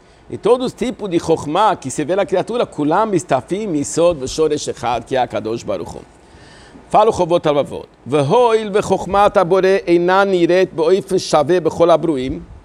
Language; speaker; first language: Portuguese; non-native, fluent; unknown